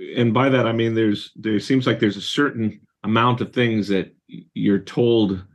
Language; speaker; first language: English; native; English